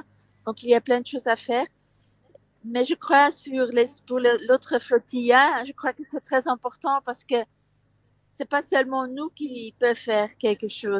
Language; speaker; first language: French; non-native, local second language; Dutch